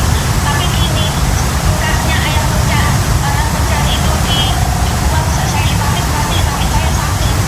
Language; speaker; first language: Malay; non-native, local second language; Javanese